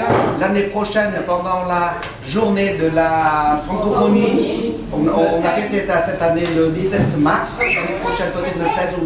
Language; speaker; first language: French; non-native, fluent; Vietnamese